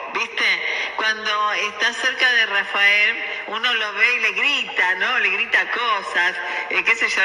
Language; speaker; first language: Spanish; native; Spanish